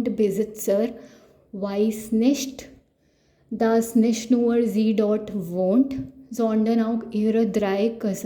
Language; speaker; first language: German; non-native, learner; Hindi